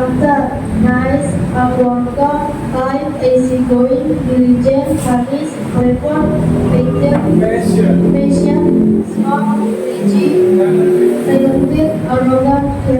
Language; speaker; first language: English; non-native, learner; Indonesian